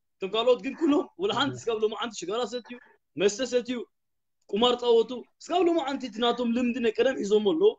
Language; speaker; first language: Tigrinya; early bilingual, heritage; Tigrinya